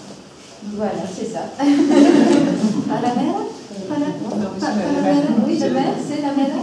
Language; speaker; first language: French; native; French